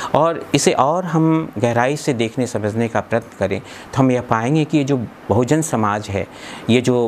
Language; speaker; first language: Hindi; native; Hindi